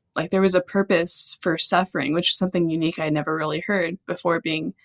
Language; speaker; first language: English; native; English